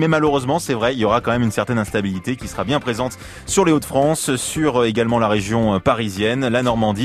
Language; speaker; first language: French; native; French